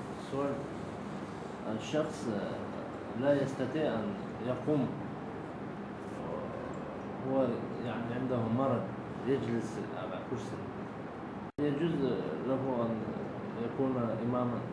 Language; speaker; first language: Arabic; non-native, learner; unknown